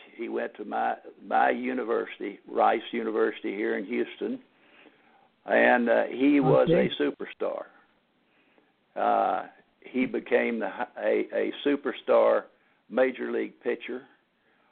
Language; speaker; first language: English; native; English